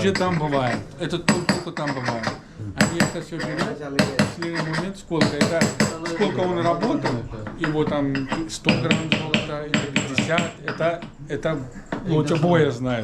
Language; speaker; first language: Russian; non-native, learner; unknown